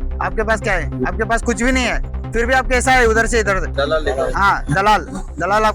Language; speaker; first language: Hindi; non-native, local second language; Kannada